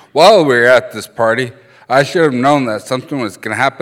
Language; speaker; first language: English; early bilingual, other home language; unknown